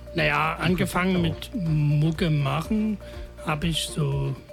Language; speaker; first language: German; native; German